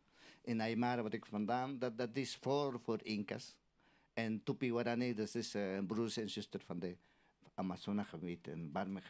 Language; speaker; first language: Dutch; non-native, learner; Aymara